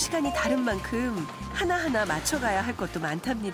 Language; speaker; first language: Korean; native; Korean